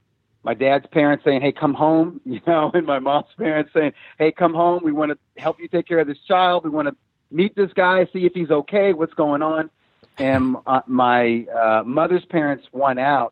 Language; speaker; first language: English; native; English